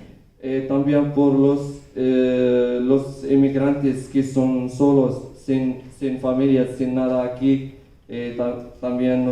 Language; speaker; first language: Spanish; non-native, learner; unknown